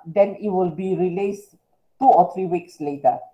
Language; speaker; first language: English; non-native, local second language; Malay